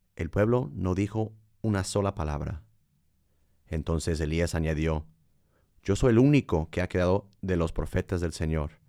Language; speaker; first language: Spanish; non-native, fluent; English